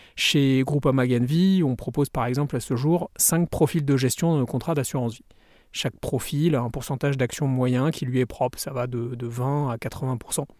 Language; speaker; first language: French; native; French